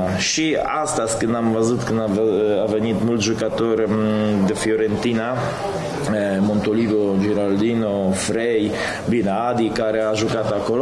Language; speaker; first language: Romanian; non-native, fluent; Polish